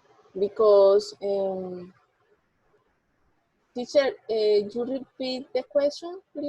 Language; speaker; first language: English; non-native, learner; Spanish